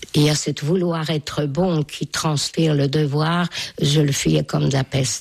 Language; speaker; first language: French; non-native, fluent; Hungarian